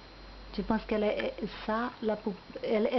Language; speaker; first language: French; non-native, learner; Portuguese